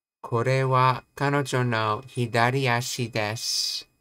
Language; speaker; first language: Japanese; non-native, learner; English